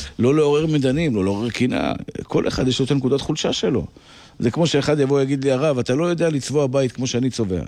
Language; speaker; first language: Hebrew; native; Hebrew